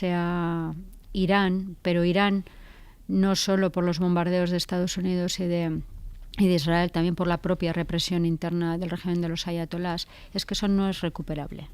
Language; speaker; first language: Spanish; native; Spanish